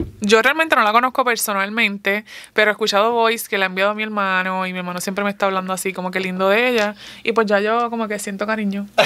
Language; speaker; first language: Spanish; early bilingual, heritage; Spanish